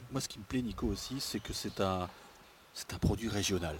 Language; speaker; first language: French; native; French